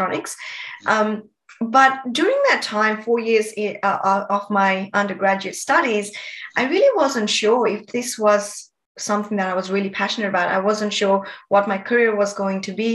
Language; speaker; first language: English; non-native, local second language; Nepali